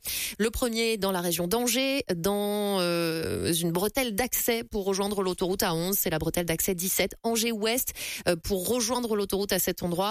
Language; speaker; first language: French; native; French